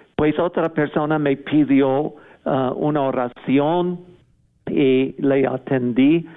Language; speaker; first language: Spanish; non-native, fluent; English